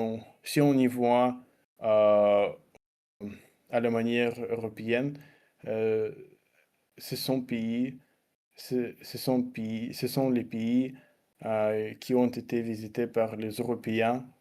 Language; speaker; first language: French; non-native, learner; Russian